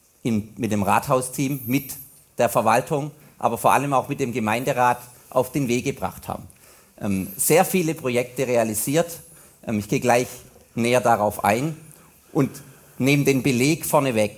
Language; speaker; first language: German; native; German